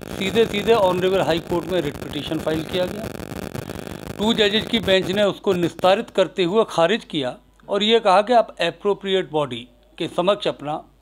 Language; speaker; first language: Hindi; native; Hindi